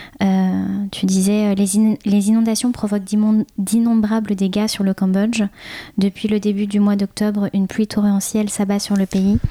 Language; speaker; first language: French; early bilingual, other home language; Khmer